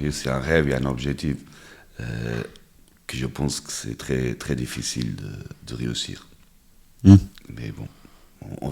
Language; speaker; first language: French; non-native, fluent; Portuguese